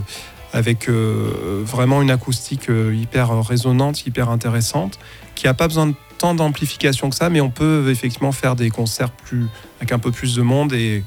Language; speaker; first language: French; native; French